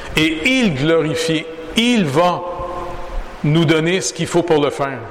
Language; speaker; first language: French; native; French